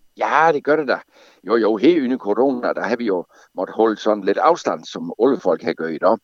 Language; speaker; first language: Danish; native; Danish